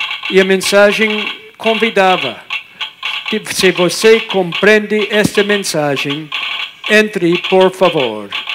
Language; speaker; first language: Portuguese; non-native, fluent; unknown